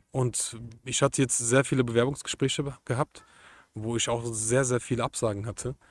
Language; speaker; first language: German; native; German